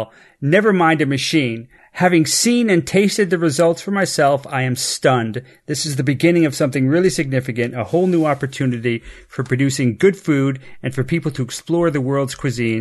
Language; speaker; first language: English; native; English